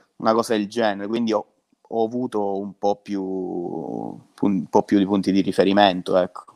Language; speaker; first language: Italian; native; Italian